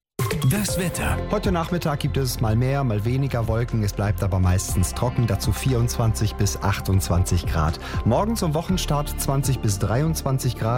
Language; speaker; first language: German; native; German